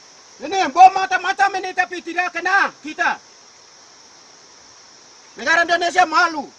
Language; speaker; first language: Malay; non-native, local second language; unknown